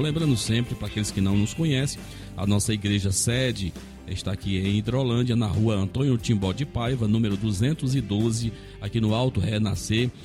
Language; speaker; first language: Portuguese; native; Portuguese